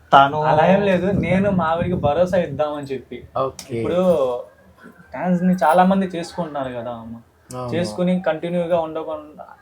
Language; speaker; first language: Telugu; native; Telugu